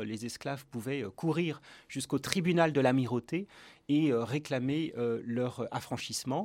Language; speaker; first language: French; native; French